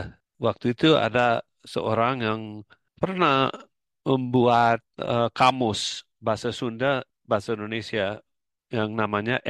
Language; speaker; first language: Indonesian; non-native, fluent; English